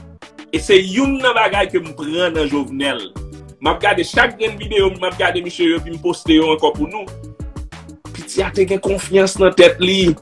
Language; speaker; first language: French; non-native, local second language; Haitian Creole